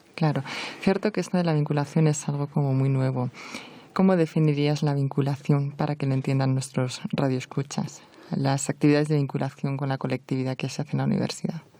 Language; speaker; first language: Spanish; native; Spanish